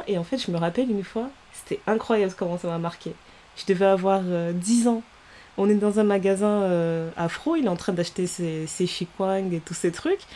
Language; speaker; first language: French; early bilingual, other home language; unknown